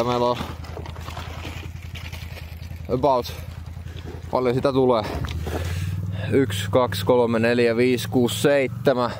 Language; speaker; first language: Finnish; native; Finnish